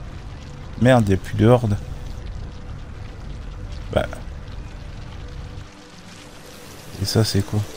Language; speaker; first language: French; native; French